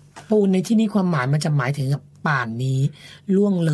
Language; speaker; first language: Thai; native; Thai